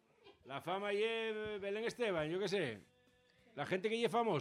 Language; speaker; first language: Spanish; native; Spanish